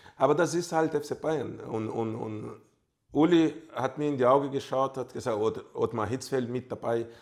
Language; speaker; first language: German; non-native, fluent; Portuguese